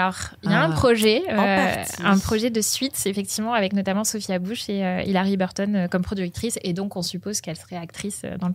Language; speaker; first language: French; native; French